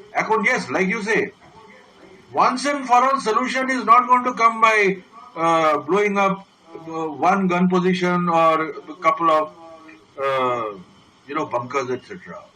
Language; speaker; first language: English; non-native, local second language; Bangla